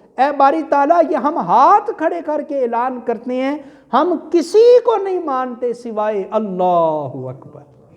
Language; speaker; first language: Urdu; non-native, local second language; Punjabi